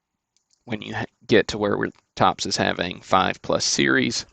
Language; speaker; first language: English; native; English